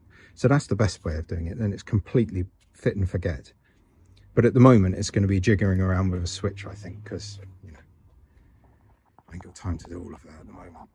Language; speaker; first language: English; native; English